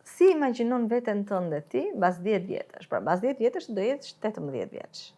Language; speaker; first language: Albanian; native; Albanian